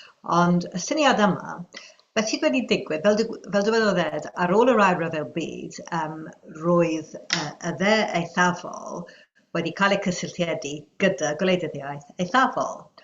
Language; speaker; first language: Welsh; non-native, fluent; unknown